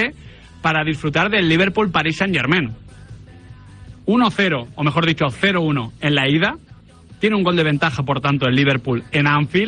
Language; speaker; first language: Spanish; native; Spanish